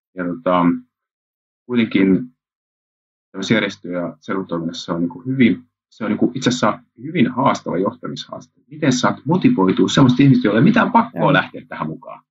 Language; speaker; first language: Finnish; early bilingual, heritage; Finnish